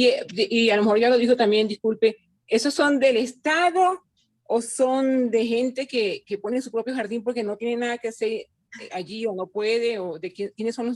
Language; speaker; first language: Spanish; native; Spanish